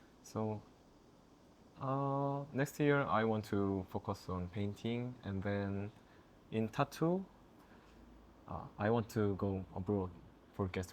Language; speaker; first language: English; non-native, learner; Korean